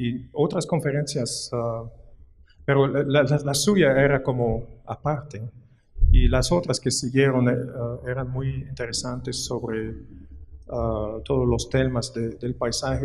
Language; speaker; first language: Spanish; non-native, fluent; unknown